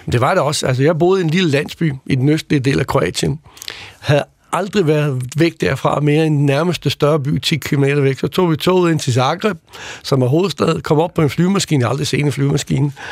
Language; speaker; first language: Danish; early bilingual, other home language; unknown